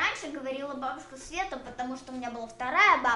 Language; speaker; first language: Russian; early bilingual, heritage; Russian